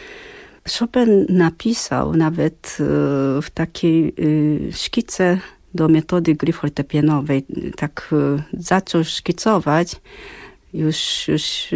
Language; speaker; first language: Polish; non-native, fluent; Japanese